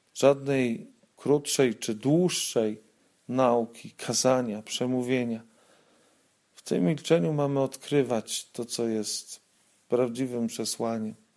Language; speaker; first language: Polish; native; Polish